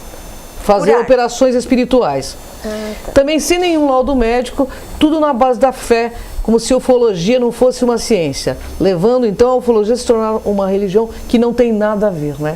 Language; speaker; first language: Portuguese; native; Portuguese